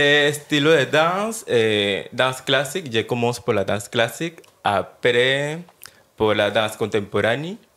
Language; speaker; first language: French; non-native, learner; Spanish